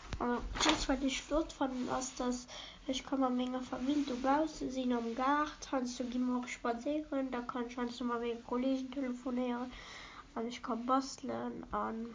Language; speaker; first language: German; non-native, local second language; Luxembourgish